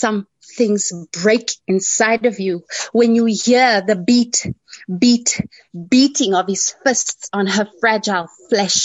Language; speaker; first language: English; non-native, local second language; Afrikaans